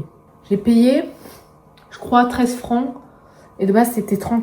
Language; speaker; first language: French; native; French